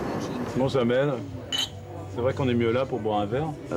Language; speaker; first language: French; native; French